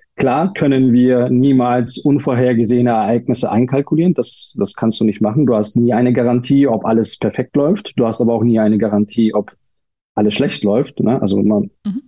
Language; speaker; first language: German; early bilingual, other home language; Turkish